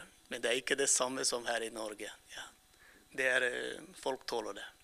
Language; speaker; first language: Norwegian; non-native, fluent; Turkmen